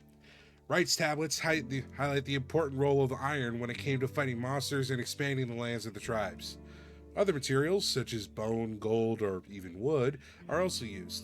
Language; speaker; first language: English; native; English